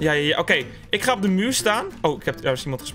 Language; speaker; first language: Dutch; native; Dutch